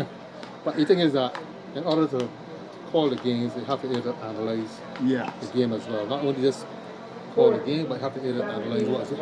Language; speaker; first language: English; native; English